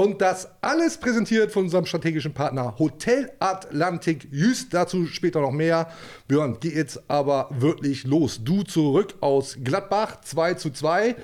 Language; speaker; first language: German; native; German